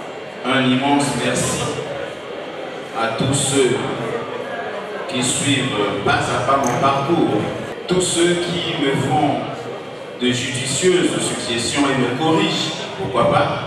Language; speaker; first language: French; non-native, local second language; Lingala